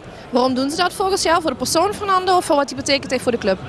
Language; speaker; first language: Dutch; native; Dutch